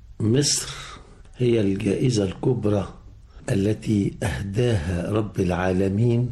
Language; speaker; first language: Arabic; native; Arabic